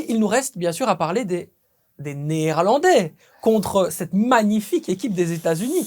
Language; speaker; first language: French; native; French